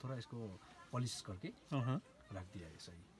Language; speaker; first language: Hindi; non-native, local second language; Nepali